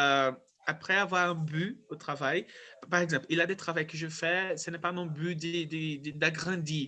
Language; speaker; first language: French; non-native, fluent; Portuguese